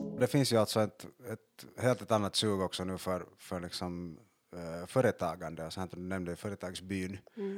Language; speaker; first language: Swedish; native; Swedish